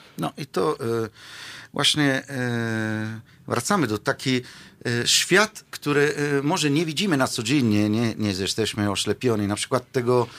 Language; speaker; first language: Polish; non-native, fluent; Italian